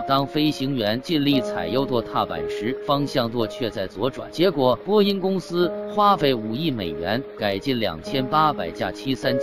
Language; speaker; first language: Chinese; native; Chinese